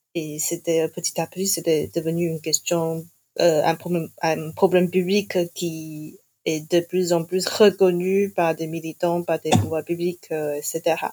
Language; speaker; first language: French; non-native, fluent; Chinese